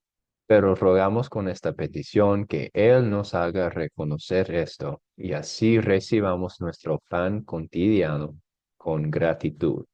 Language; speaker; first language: Spanish; non-native, fluent; English